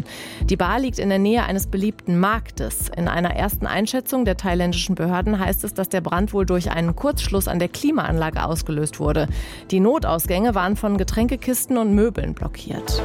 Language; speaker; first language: German; native; German